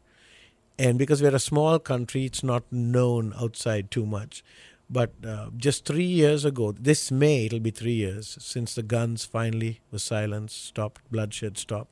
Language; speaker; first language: English; non-native, local second language; Sinhala